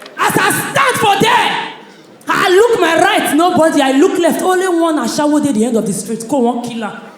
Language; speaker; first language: Nigerian Pidgin; native; Nigerian Pidgin